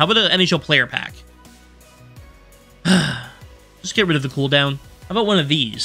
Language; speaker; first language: English; native; English